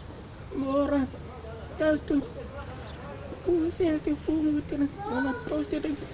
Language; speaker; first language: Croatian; non-native, learner; Finnish